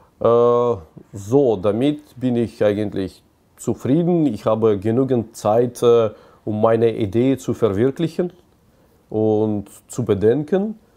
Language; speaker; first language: German; non-native, fluent; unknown